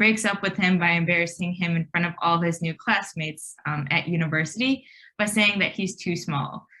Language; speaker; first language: English; native; English